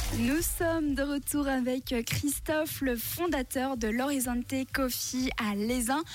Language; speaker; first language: French; native; French